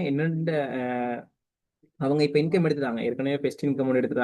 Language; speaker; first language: Tamil; native; Tamil